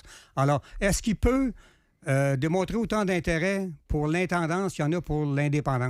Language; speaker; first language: French; native; French